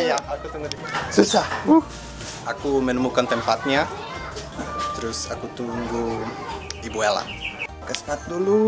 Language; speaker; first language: Indonesian; non-native, fluent; Portuguese